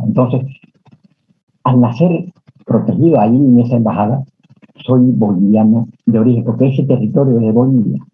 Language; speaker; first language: Spanish; native; Spanish